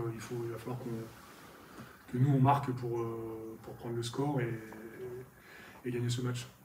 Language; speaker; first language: French; native; French